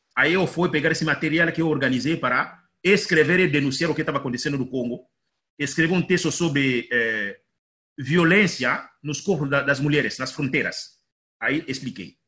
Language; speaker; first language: Portuguese; non-native, fluent; Lingala